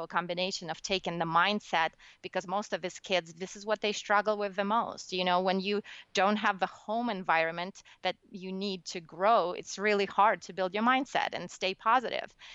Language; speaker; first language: English; non-native, fluent; Russian